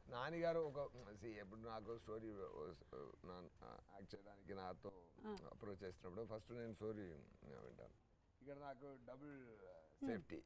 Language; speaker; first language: Telugu; non-native, fluent; Tamil